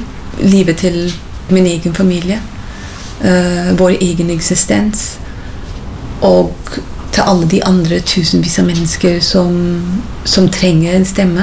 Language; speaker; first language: Norwegian; non-native, fluent; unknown